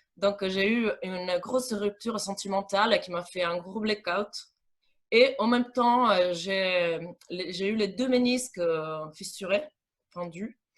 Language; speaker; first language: French; non-native, fluent; Italian